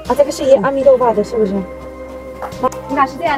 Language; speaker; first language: Chinese; non-native, learner; Ukrainian